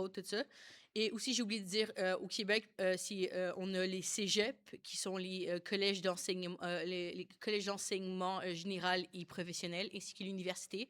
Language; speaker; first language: French; native; French